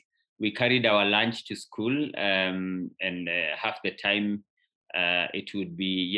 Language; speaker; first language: English; non-native, local second language; Kikuyu